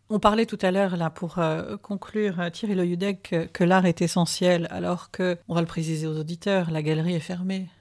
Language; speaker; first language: French; native; French